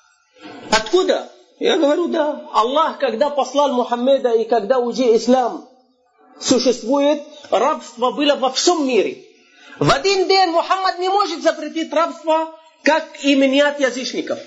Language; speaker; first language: Russian; non-native, fluent; Arabic